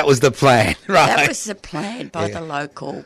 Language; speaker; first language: English; native; English